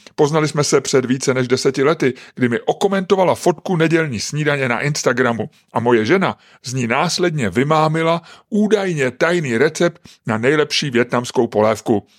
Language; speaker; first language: Czech; native; Czech